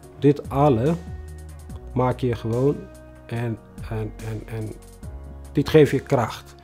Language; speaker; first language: Dutch; non-native, fluent; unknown